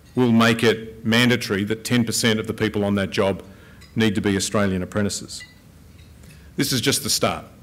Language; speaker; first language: English; native; English